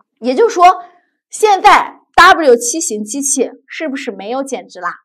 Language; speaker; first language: Chinese; native; Chinese